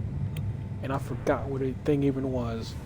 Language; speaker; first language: English; native; English